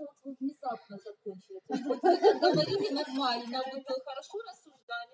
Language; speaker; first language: Russian; native; Russian